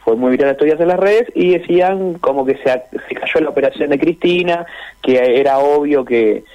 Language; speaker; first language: Spanish; native; Spanish